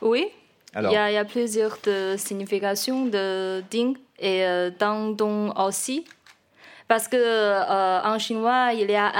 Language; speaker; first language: French; non-native, learner; Chinese